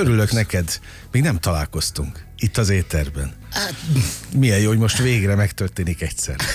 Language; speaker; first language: Hungarian; native; Hungarian